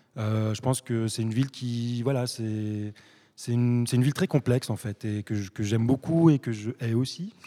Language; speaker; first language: French; early bilingual, other home language; Arabic